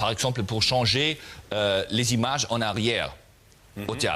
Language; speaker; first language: French; non-native, learner; German